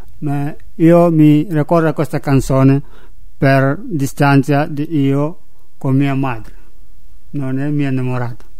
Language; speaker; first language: Italian; non-native, learner; Upper Guinea Crioulo